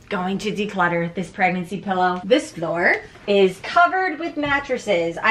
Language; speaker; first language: English; native; English